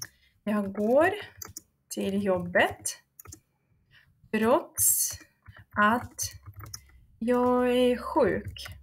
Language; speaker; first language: Swedish; non-native, fluent; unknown